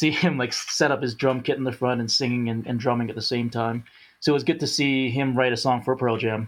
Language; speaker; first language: English; native; English